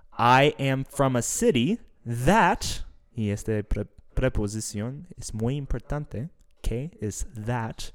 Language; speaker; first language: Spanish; non-native, fluent; English